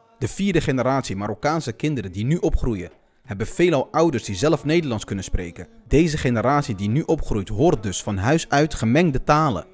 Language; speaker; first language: Dutch; early bilingual, other home language; Arabic